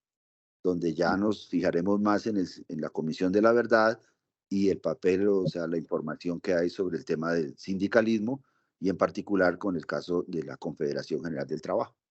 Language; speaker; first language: Spanish; native; Spanish